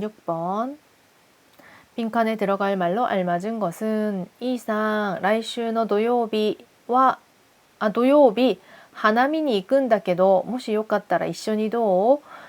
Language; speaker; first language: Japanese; non-native, fluent; Korean